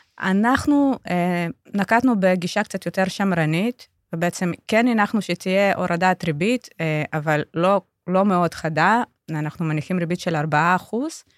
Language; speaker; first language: Hebrew; native; Hebrew